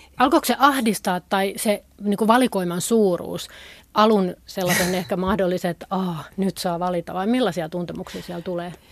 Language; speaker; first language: Finnish; native; Finnish